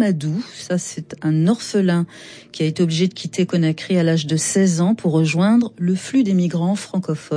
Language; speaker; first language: French; native; French